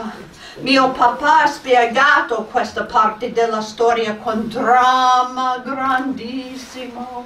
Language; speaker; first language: Italian; non-native, fluent; English